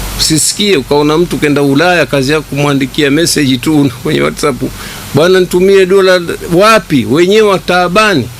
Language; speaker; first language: Swahili; native; Swahili